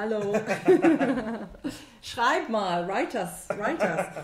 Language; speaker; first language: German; non-native, fluent; English